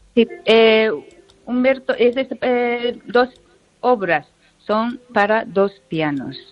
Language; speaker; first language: Spanish; non-native, learner; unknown